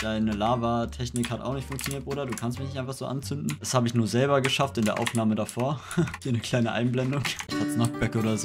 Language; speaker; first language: German; native; German